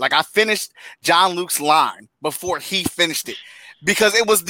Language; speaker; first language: English; native; English